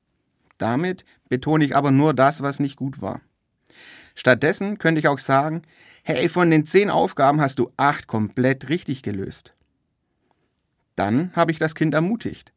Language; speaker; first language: German; native; German